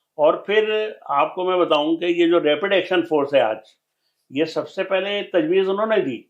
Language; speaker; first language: Urdu; native; Urdu